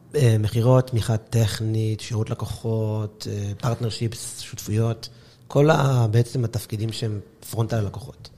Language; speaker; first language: Hebrew; native; Hebrew